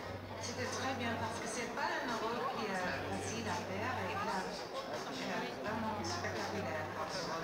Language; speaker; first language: French; non-native, fluent; Dutch